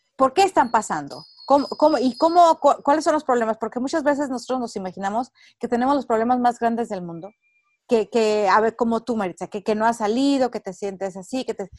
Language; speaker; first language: Spanish; native; Spanish